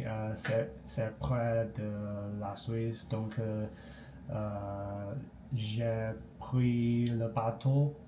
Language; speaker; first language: French; non-native, learner; Chinese